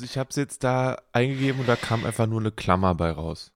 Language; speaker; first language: German; native; German